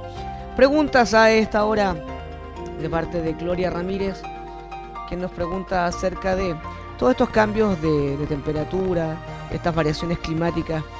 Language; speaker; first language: Spanish; native; Spanish